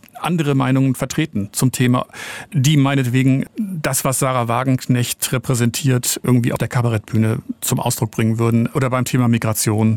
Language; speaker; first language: German; native; German